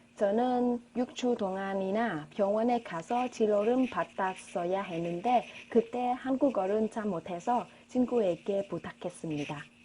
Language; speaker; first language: Korean; non-native, learner; Vietnamese